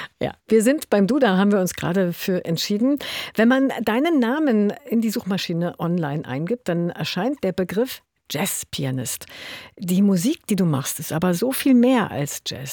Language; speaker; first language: German; native; German